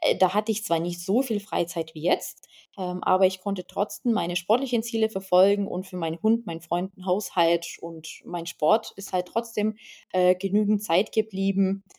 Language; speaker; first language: German; non-native, fluent; Lithuanian